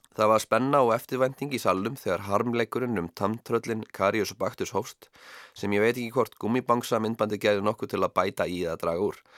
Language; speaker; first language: Icelandic; native; Icelandic